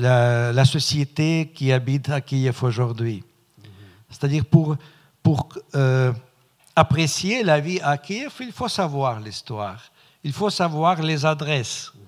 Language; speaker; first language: French; non-native, fluent; Russian